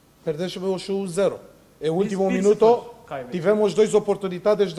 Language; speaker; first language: Portuguese; non-native, learner; Romanian